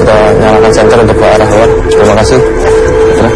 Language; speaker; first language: Indonesian; native; Indonesian